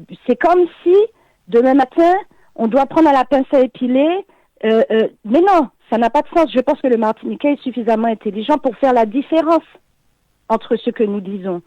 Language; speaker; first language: French; native; French